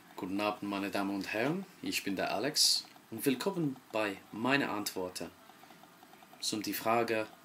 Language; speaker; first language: German; non-native, learner; English